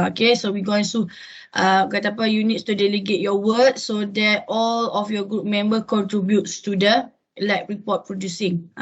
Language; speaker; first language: English; non-native, local second language; Malay